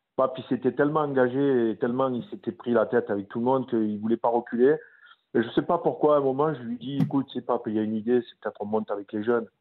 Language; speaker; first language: French; native; French